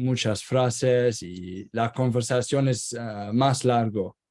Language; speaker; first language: Spanish; non-native, learner; Kurdish